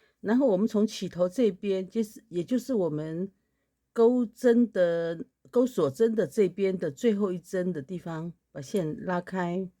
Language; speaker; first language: Chinese; native; Chinese